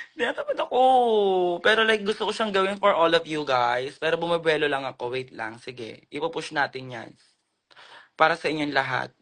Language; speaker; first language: Filipino; native; Filipino